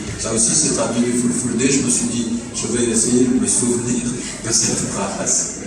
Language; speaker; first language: French; native; French